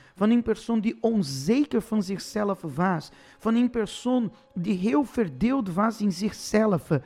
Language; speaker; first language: Dutch; non-native, fluent; Portuguese